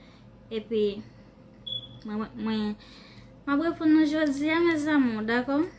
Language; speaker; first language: French; non-native, learner; Haitian Creole